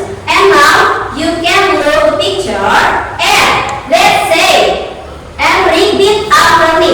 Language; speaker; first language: English; non-native, learner; Indonesian